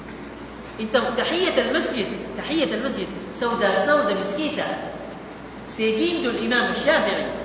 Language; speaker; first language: Portuguese; non-native, fluent; Arabic